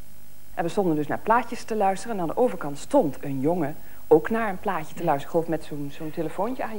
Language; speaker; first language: Dutch; native; Dutch